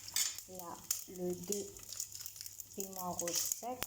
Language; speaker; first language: French; non-native, learner; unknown